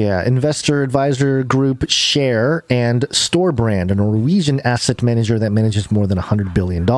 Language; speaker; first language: English; native; English